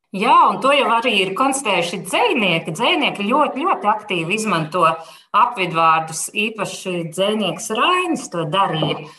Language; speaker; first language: Latvian; native; Latvian